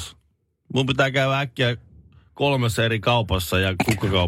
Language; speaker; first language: Finnish; native; Finnish